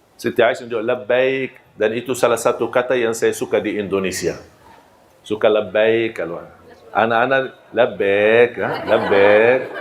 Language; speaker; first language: Malay; non-native, fluent; Arabic